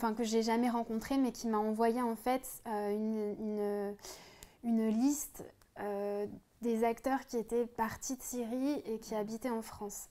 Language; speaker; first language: French; native; French